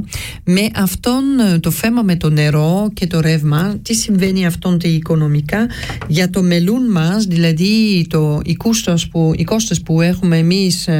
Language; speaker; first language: Greek; early bilingual, heritage; Greek